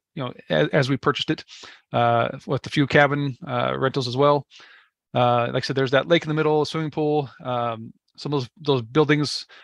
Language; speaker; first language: English; native; English